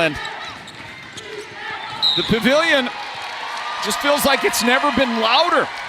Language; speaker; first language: English; native; English